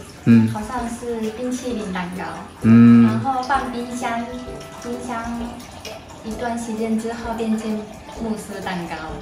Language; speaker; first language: Chinese; non-native, fluent; Japanese